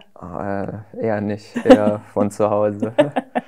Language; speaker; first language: German; native; German